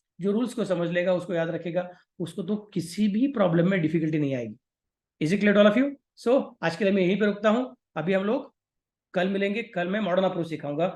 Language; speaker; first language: Hindi; non-native, local second language; Marathi